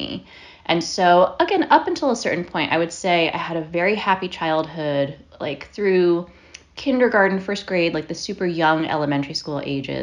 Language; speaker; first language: English; native; English